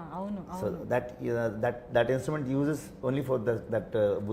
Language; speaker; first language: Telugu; non-native, learner; Kannada